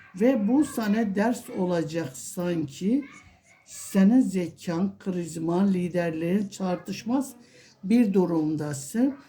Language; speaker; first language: Turkish; non-native, local second language; Kurdish